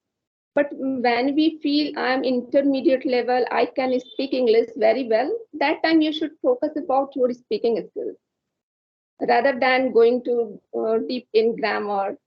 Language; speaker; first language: English; non-native, learner; Hindi